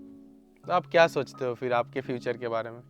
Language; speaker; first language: Hindi; native; Hindi